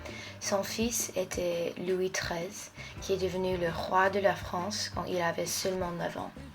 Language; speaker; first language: French; non-native, fluent; English